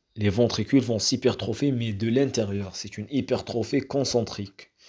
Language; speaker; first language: French; non-native, local second language; Arabic